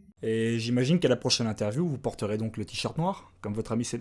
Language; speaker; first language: French; native; French